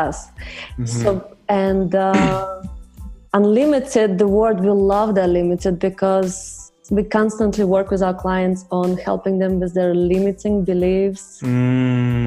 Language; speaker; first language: English; non-native, fluent; Russian